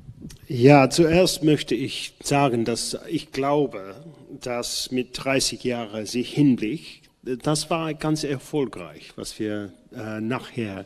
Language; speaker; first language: German; non-native, fluent; English